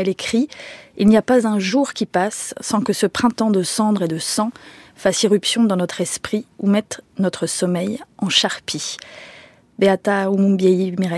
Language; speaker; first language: French; native; French